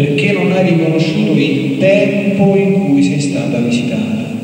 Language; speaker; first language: Italian; native; Italian